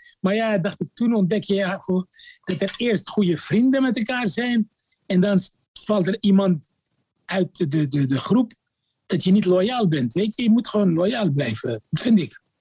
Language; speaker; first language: Dutch; non-native, fluent; Arabic